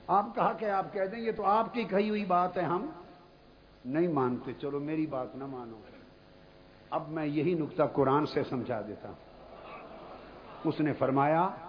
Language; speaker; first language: Urdu; non-native, local second language; Punjabi